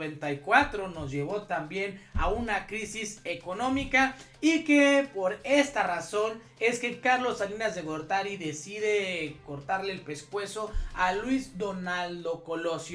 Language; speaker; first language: Spanish; native; Spanish